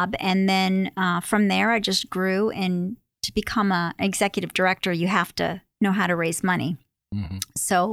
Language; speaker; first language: English; native; English